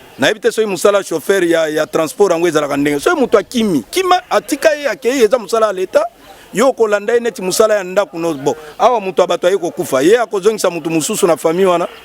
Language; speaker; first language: Lingala; native; Lingala